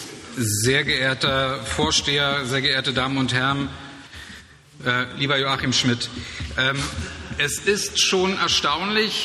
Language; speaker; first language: German; native; German